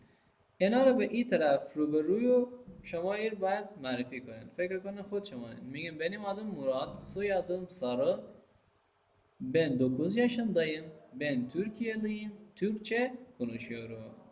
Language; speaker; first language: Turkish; non-native, fluent; Persian